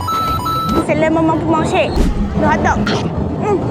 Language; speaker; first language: French; non-native, learner; Thai